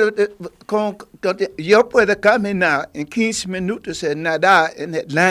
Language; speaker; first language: Spanish; non-native, learner; English